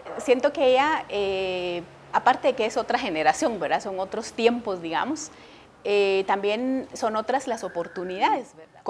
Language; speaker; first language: Spanish; non-native, local second language; Kaqchikel